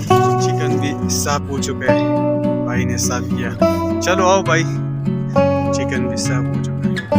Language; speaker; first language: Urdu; non-native, local second language; Pashto